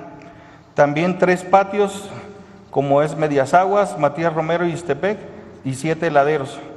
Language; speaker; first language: Spanish; native; Spanish